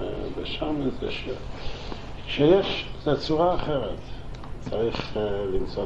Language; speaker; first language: Hebrew; non-native, local second language; Yiddish